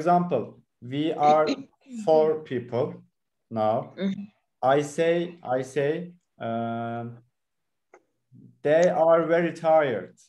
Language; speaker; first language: English; non-native, learner; Turkish